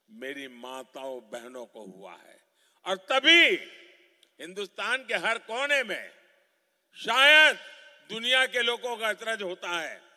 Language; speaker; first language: Hindi; non-native, local second language; Gujarati